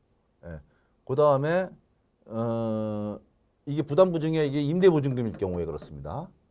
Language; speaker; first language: Korean; native; Korean